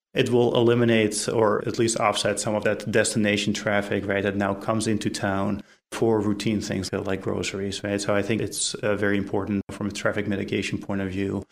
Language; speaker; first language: English; non-native, fluent; Dutch